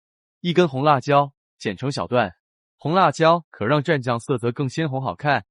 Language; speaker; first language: Chinese; native; Chinese